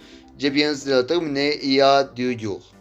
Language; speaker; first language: French; non-native, learner; Spanish